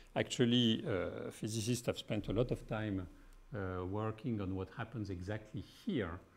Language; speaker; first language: English; non-native, fluent; French